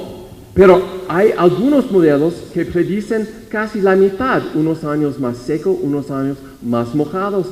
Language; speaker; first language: Spanish; non-native, fluent; English